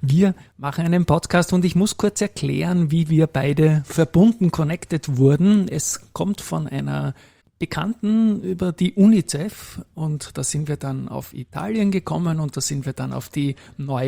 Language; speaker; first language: German; native; German